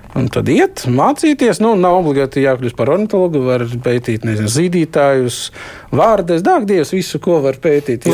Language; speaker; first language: Latvian; non-native, local second language; Russian